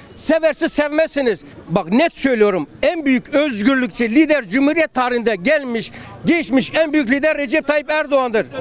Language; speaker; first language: Turkish; non-native, local second language; Kurdish